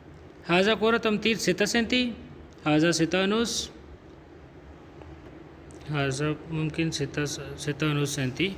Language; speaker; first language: Arabic; non-native, learner; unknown